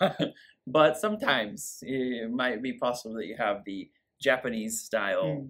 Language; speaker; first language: English; native; English